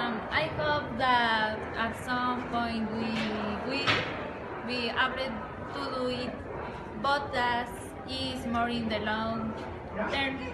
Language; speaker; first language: English; non-native, learner; Spanish